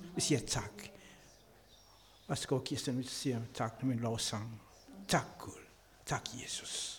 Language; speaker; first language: Danish; non-native, learner; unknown